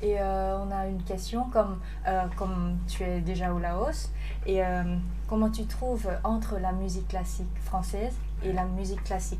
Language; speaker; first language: French; non-native, learner; Lao